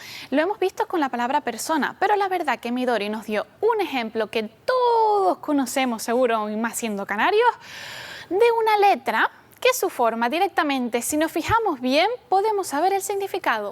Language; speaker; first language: Spanish; native; Spanish